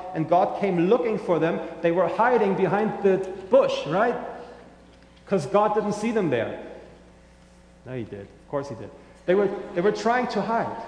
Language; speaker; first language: English; non-native, fluent; German